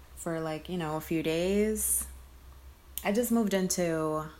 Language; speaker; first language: English; early bilingual, other home language; Spanish